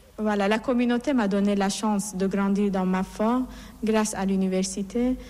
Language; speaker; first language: French; non-native, fluent; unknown